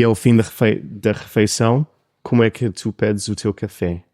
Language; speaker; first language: Portuguese; non-native, fluent; English